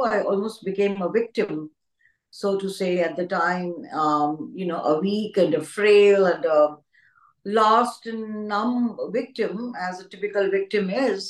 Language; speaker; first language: English; non-native, local second language; Hindi